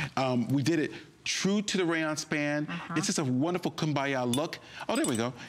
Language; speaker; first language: English; native; English